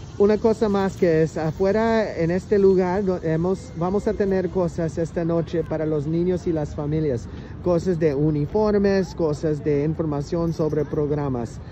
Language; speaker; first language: Spanish; non-native, learner; English